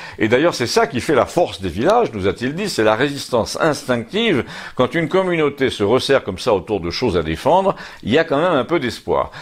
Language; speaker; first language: French; native; French